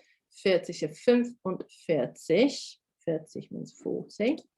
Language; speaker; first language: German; non-native, fluent; English